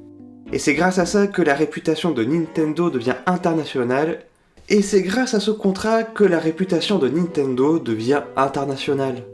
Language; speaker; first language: French; native; French